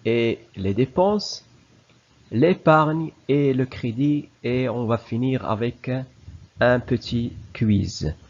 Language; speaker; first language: French; non-native, local second language; Arabic